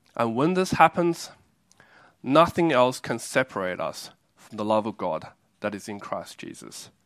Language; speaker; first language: English; native; English